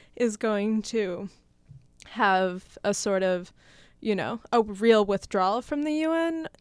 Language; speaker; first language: English; native; English